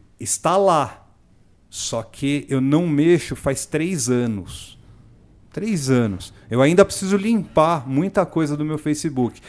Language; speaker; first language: Portuguese; native; Portuguese